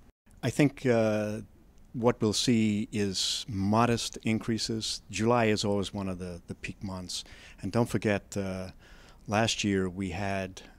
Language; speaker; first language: English; native; English